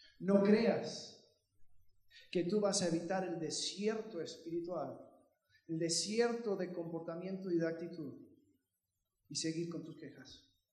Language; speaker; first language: Spanish; early bilingual, heritage; Spanish